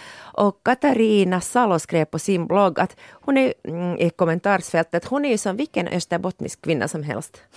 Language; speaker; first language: Swedish; native; Swedish